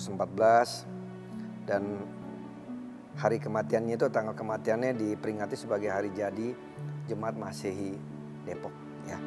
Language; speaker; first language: Indonesian; native; Indonesian